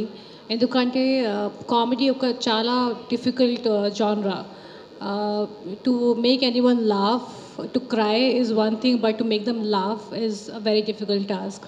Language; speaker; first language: Telugu; non-native, local second language; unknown